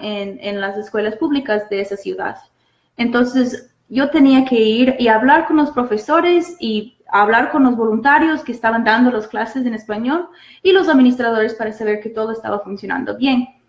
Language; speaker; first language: Spanish; non-native, fluent; English